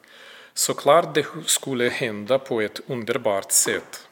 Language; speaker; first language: Swedish; non-native, fluent; Russian